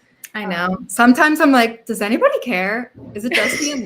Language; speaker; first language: English; native; English